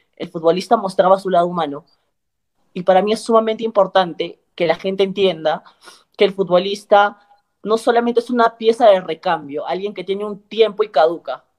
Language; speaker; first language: Spanish; native; Spanish